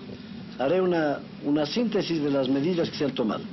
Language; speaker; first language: Spanish; native; Spanish